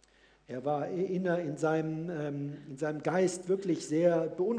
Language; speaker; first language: German; native; German